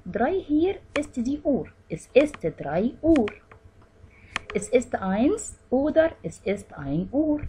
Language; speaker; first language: German; non-native, fluent; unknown